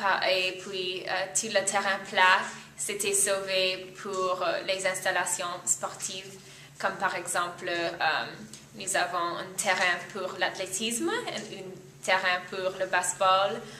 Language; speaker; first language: French; non-native, learner; English